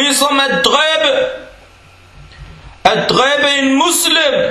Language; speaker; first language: Danish; non-native, fluent; Arabic